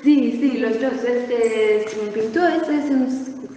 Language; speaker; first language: Spanish; non-native, learner; English